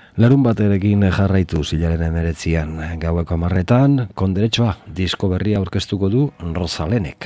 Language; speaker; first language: Basque; native; Basque